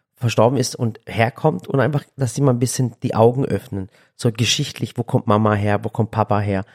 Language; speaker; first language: German; early bilingual, other home language; Turkish